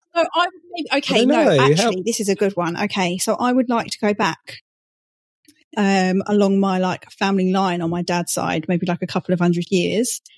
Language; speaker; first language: English; native; English